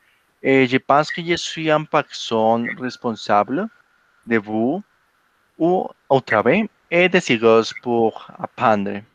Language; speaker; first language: French; non-native, learner; Spanish